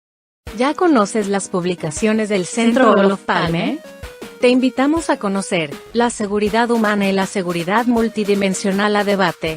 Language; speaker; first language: Spanish; native; Spanish